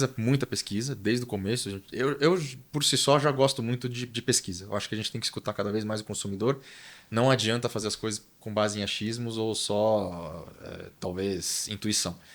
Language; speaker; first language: Portuguese; native; Portuguese